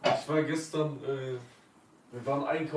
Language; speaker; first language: German; early bilingual, other home language; Kurdish